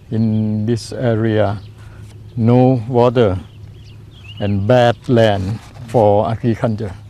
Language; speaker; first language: English; non-native, learner; Thai